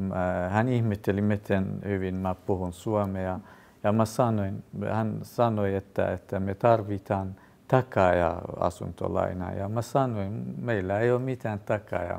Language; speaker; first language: Finnish; non-native, fluent; Kurdish